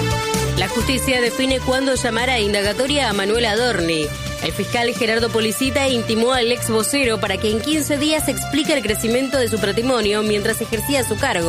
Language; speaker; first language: Spanish; native; Spanish